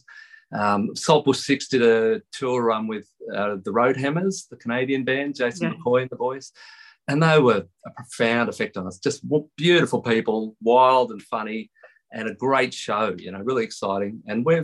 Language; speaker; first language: English; native; English